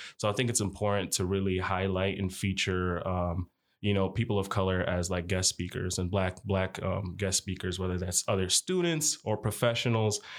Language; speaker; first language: English; early bilingual, other home language; Arabic